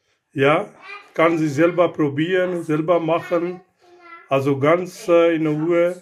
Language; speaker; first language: German; non-native, learner; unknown